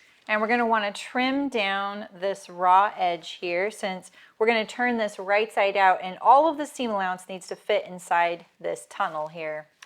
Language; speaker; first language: English; native; English